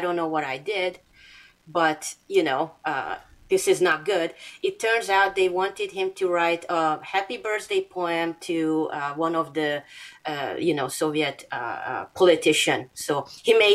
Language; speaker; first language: English; non-native, fluent; Hungarian